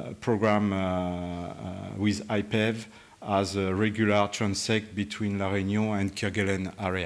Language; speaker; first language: English; non-native, fluent; French